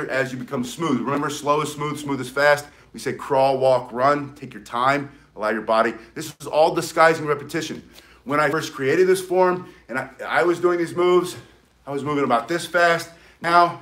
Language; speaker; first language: English; native; English